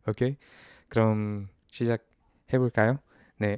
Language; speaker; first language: Korean; non-native, learner; Filipino